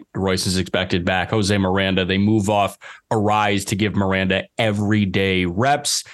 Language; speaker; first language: English; native; English